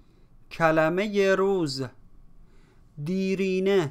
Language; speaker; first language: Persian; native; Persian